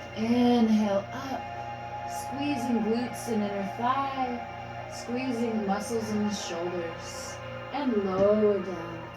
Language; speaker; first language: English; native; English